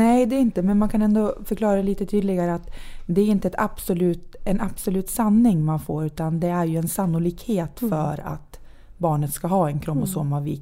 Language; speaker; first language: Swedish; native; Swedish